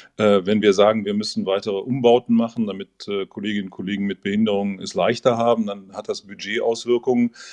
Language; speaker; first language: German; native; German